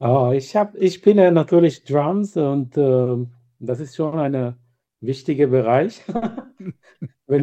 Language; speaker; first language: German; non-native, fluent; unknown